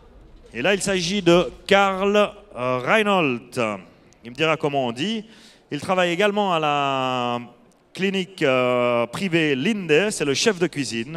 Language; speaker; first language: French; native; French